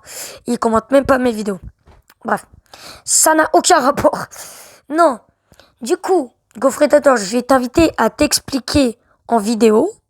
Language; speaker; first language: French; native; French